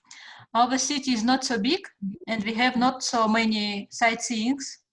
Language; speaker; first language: English; non-native, fluent; Russian